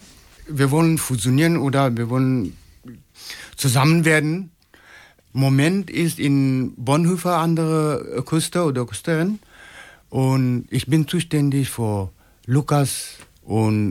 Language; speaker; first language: German; non-native, fluent; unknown